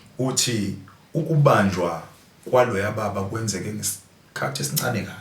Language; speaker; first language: Zulu; native; Zulu